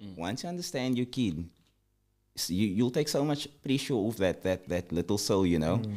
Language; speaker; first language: English; early bilingual, other home language; Afrikaans